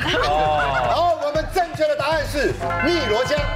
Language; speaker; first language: Chinese; native; Chinese